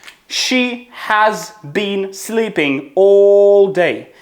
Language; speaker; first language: English; non-native, fluent; Ukrainian